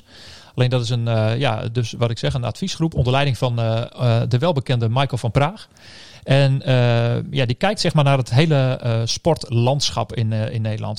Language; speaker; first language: Dutch; native; Dutch